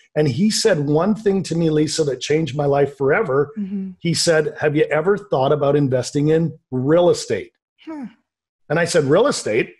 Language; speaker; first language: English; native; English